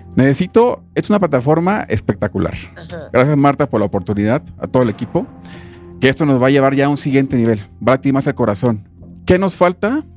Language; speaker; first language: Spanish; native; Spanish